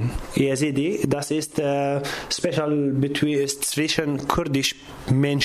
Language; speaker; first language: German; non-native, learner; Kurdish